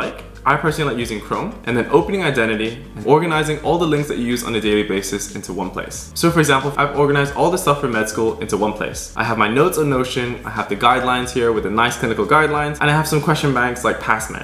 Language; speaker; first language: English; native; English